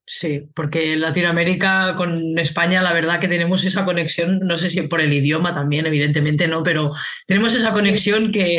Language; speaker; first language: Spanish; native; Spanish